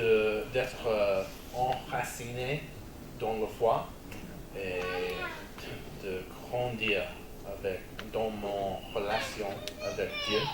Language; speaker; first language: French; non-native, learner; English